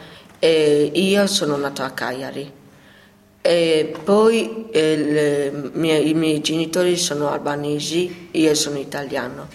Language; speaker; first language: Italian; early bilingual, other home language; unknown